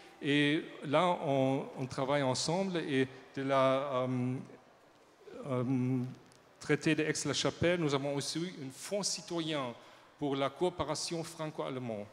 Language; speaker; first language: French; non-native, learner; German